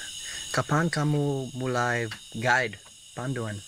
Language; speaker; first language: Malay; non-native, learner; English